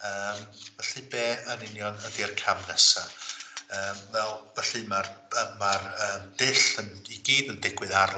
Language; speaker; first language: Welsh; native; Welsh